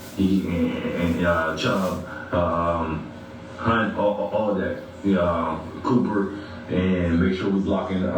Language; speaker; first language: English; native; English